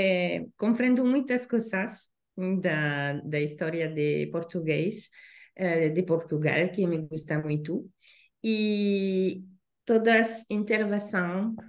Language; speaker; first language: Portuguese; non-native, learner; Spanish